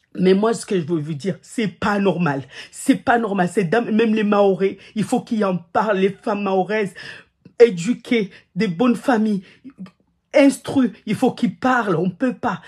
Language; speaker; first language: French; non-native, local second language; Ngazidja Comorian